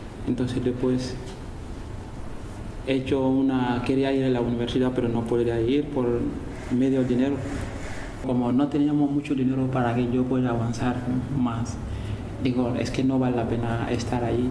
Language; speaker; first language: Spanish; non-native, learner; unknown